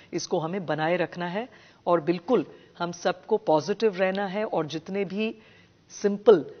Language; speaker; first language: Hindi; non-native, local second language; Gujarati